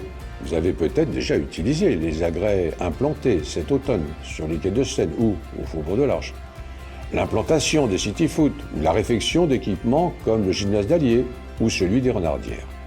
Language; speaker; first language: French; native; French